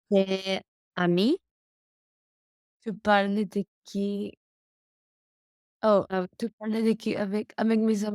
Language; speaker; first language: French; non-native, learner; English